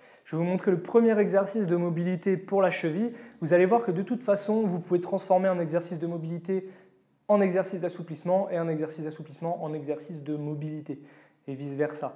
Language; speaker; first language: French; native; French